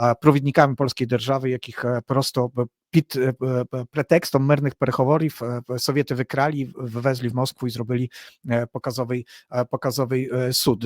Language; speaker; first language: Polish; non-native, learner; Ukrainian